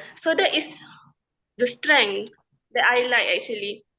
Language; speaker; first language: English; non-native, local second language; Malay